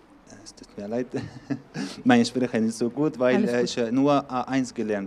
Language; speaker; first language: German; non-native, learner; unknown